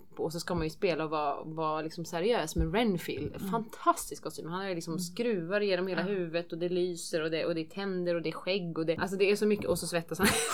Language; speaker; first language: Swedish; non-native, fluent; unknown